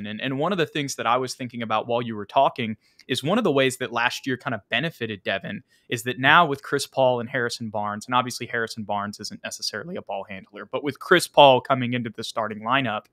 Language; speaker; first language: English; native; English